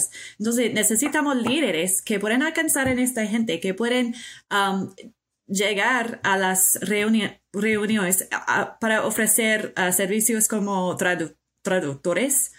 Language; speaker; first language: Spanish; non-native, fluent; English